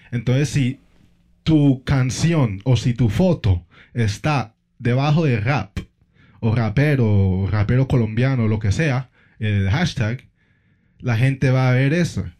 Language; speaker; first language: Spanish; early bilingual, heritage; Spanish